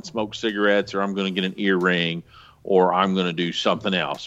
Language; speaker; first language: English; native; English